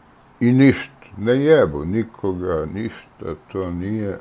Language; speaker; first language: Serbian; native; Serbian